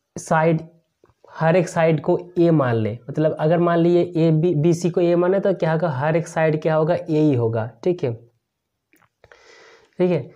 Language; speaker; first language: Hindi; native; Hindi